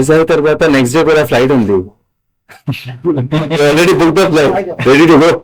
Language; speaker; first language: Telugu; non-native, learner; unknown